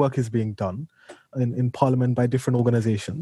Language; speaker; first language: English; native; English